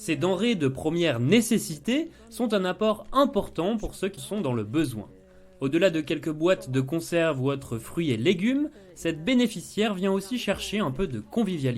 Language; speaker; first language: French; native; French